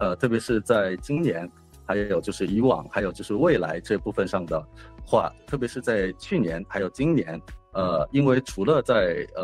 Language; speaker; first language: Chinese; non-native, fluent; Korean